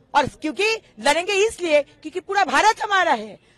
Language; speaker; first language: Hindi; non-native, local second language; Bangla